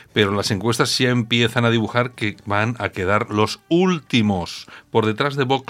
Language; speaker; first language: Spanish; native; Spanish